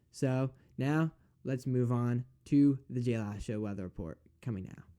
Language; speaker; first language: English; native; English